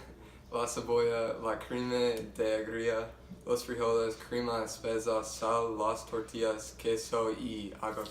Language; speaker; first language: Spanish; non-native, learner; English